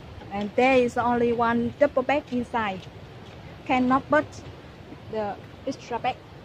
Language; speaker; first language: English; non-native, learner; Vietnamese